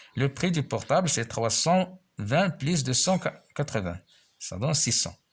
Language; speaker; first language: French; non-native, local second language; Arabic